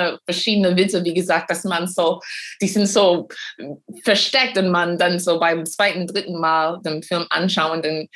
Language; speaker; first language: German; non-native, fluent; English